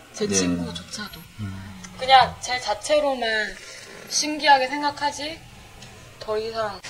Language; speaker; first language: Korean; native; Korean